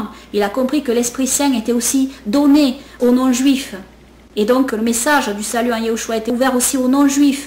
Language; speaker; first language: French; native; French